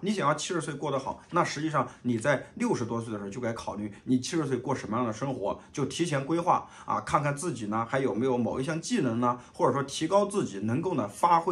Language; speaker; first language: Chinese; native; Chinese